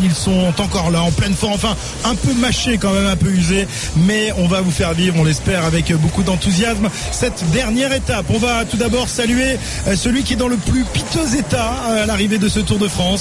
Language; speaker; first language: French; native; French